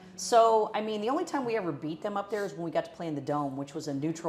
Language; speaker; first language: English; native; English